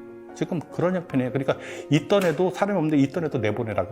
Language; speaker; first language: Korean; native; Korean